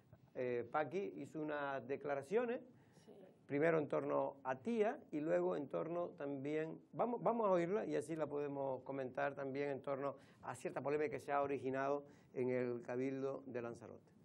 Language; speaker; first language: Spanish; native; Spanish